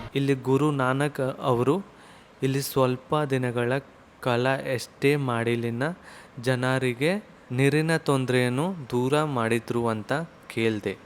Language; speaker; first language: Kannada; non-native, learner; Hindi